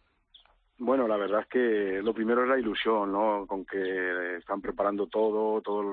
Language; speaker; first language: Spanish; native; Spanish